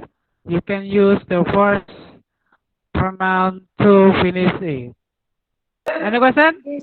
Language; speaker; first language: English; non-native, fluent; Indonesian